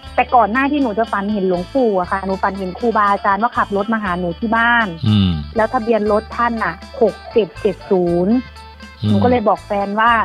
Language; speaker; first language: Thai; native; Thai